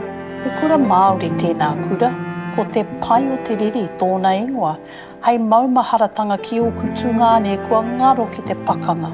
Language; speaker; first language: Māori; non-native, local second language; English